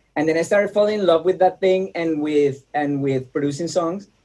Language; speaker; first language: English; non-native, fluent; Spanish